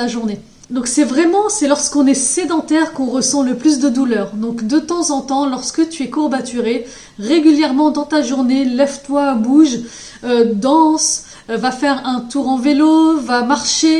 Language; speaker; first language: French; native; French